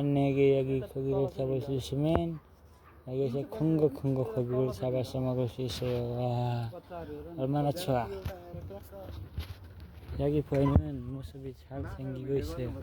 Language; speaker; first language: Korean; non-native, learner; Nepali